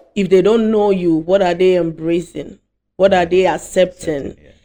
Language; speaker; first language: English; non-native, local second language; Akan